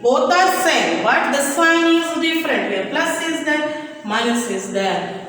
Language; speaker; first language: English; non-native, local second language; Kannada